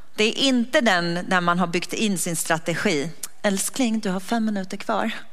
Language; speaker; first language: Swedish; native; Swedish